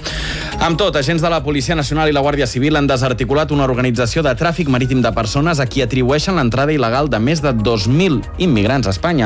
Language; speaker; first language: Catalan; native; Catalan